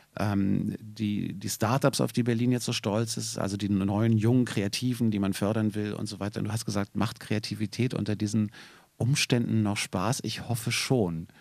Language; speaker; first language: German; native; German